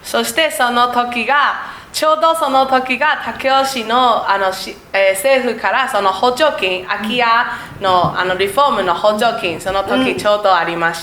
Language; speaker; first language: Japanese; non-native, learner; Chinese